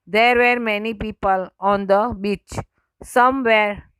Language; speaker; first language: English; non-native, local second language; Gujarati